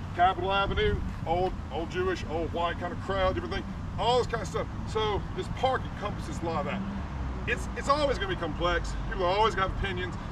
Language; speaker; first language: English; native; English